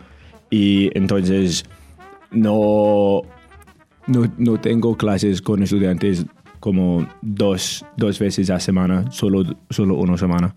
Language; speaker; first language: Spanish; non-native, learner; English